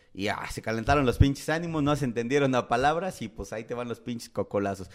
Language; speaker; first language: Spanish; native; Spanish